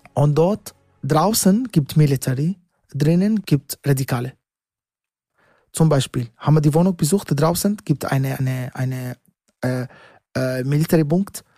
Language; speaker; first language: German; non-native, learner; Arabic